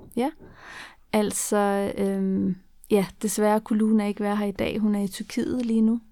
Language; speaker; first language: Danish; early bilingual, other home language; Kurdish